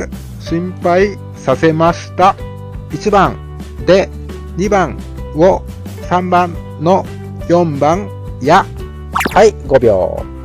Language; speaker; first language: Japanese; non-native, fluent; Thai